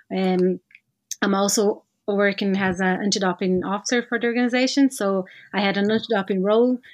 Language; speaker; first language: English; non-native, fluent; Portuguese